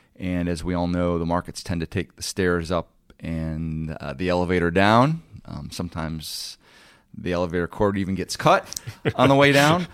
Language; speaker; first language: English; native; English